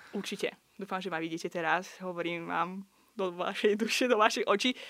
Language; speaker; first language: Slovak; non-native, fluent; Russian